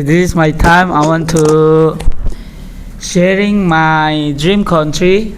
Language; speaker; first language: English; non-native, learner; Indonesian